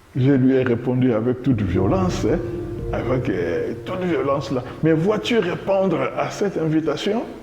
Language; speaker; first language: French; non-native, local second language; Lingala